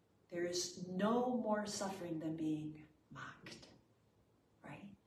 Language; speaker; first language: English; native; English